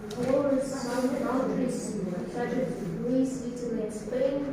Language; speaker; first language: English; non-native, learner; Russian